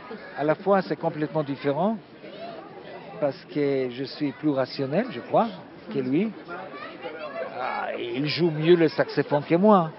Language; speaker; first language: French; non-native, fluent; Hebrew